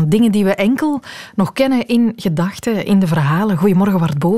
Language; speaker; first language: Dutch; native; Dutch